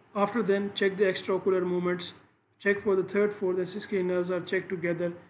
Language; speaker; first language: English; non-native, local second language; Urdu